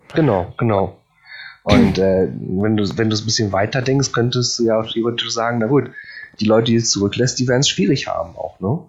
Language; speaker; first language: German; early bilingual, other home language; Polish